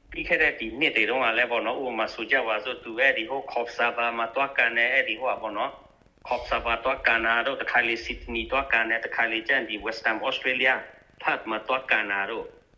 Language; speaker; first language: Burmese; non-native, local second language; Shan